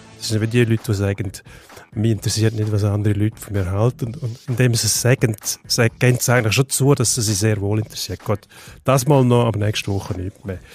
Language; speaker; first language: German; native; German